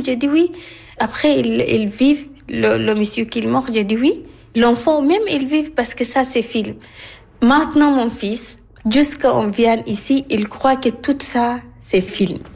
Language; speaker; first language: French; non-native, learner; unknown